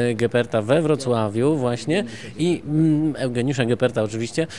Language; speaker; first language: Polish; native; Polish